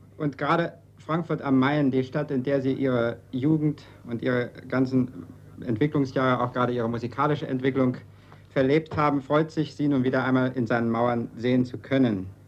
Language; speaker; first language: German; native; German